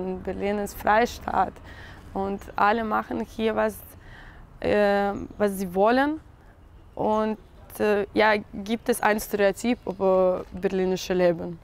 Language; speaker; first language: German; non-native, learner; Russian